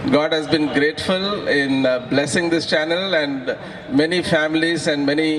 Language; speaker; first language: English; non-native, local second language; Telugu